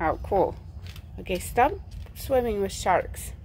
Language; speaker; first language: English; non-native, fluent; Russian